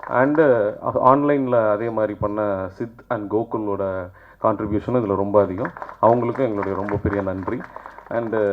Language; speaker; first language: Tamil; native; Tamil